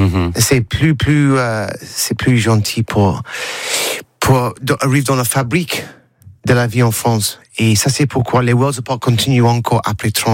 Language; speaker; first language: French; non-native, learner; English